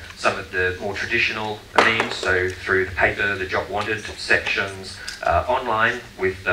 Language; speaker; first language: English; native; English